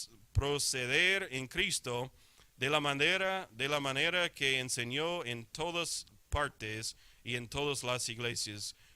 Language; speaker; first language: Spanish; non-native, fluent; English